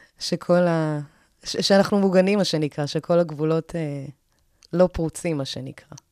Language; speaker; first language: Hebrew; early bilingual, other home language; Amharic